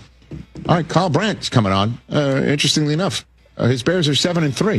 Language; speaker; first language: English; native; English